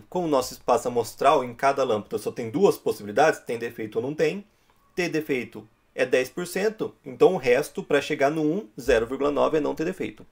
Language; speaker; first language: Portuguese; native; Portuguese